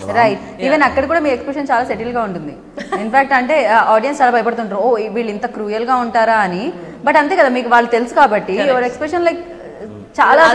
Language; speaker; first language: Telugu; native; Telugu